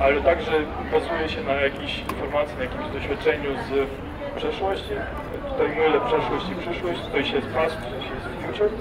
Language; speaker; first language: Polish; non-native, fluent; Ukrainian